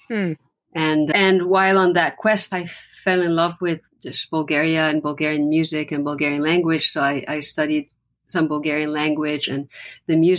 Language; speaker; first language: English; non-native, fluent; Arabic